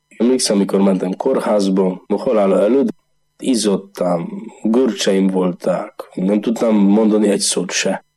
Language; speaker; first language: Hungarian; non-native, learner; Polish